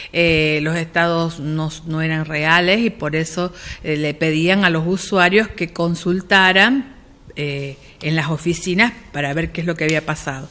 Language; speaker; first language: Spanish; native; Spanish